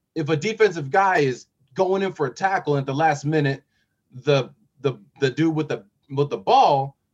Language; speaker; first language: English; native; English